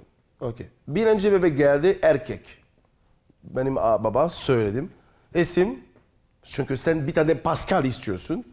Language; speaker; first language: Turkish; non-native, learner; French